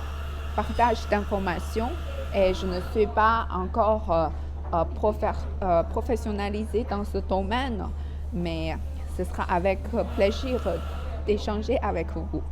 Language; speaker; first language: French; non-native, fluent; Chinese